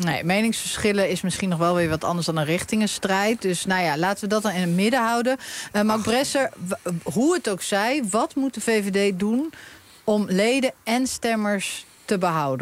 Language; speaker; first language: Dutch; native; Dutch